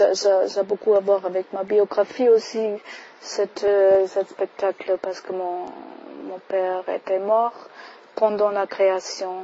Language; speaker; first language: French; non-native, fluent; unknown